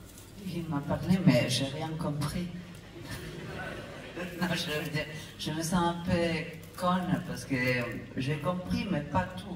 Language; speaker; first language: French; non-native, fluent; Italian